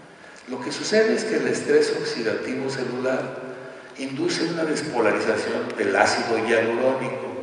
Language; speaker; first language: Spanish; native; Spanish